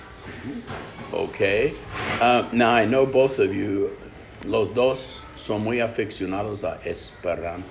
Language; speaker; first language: Spanish; non-native, fluent; English